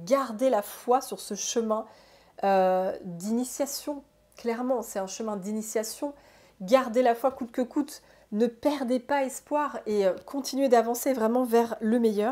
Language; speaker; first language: French; native; French